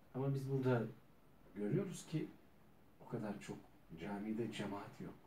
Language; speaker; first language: Turkish; native; Turkish